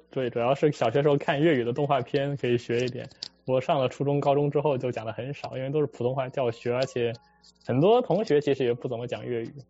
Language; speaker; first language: Chinese; native; Chinese